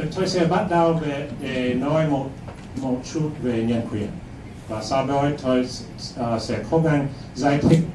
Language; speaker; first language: Vietnamese; non-native, fluent; English